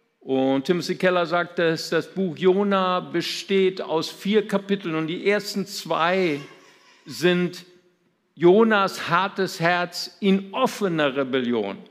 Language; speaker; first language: German; native; German